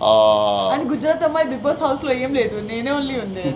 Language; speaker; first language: Telugu; non-native, learner; Gujarati